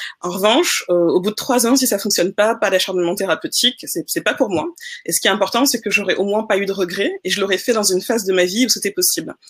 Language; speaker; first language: French; non-native, local second language; Wolof